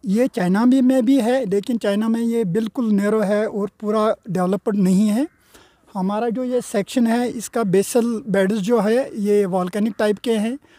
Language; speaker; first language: Urdu; non-native, local second language; Kashmiri